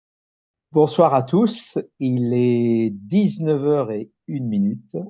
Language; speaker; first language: French; native; French